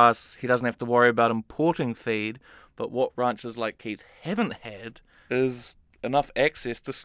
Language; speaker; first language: English; native; English